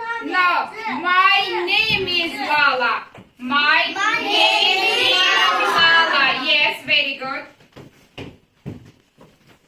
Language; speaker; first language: English; non-native, learner; Azerbaijani